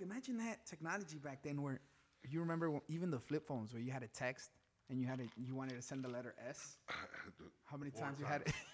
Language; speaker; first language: English; early bilingual, other home language; Spanish